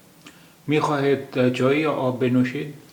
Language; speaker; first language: Persian; non-native, fluent; Urdu